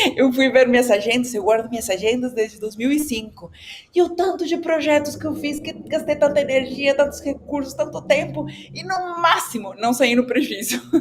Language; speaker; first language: Portuguese; non-native, fluent; Spanish